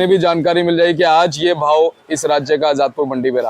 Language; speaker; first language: Hindi; native; Hindi